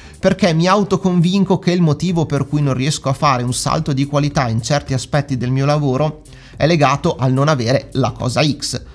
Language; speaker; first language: Italian; native; Italian